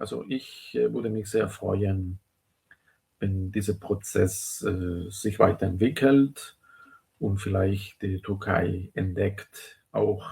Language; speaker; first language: German; non-native, fluent; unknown